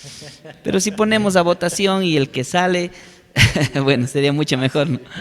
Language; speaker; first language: Spanish; native; Spanish